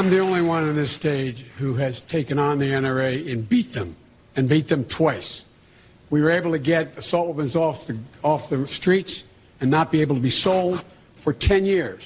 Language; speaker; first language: English; native; English